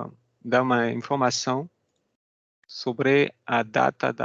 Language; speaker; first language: Portuguese; non-native, fluent; French